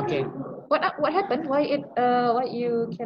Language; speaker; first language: English; non-native, local second language; Indonesian